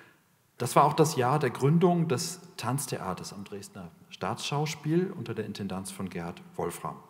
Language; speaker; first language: German; native; German